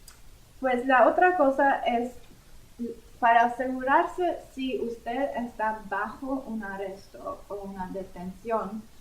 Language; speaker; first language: Spanish; non-native, fluent; English